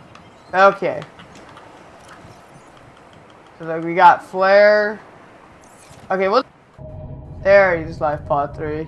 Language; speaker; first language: English; native; English